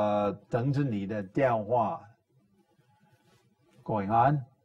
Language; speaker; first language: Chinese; non-native, fluent; English